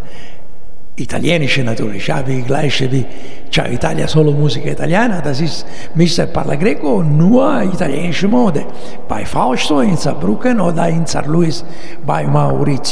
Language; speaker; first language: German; non-native, learner; Italian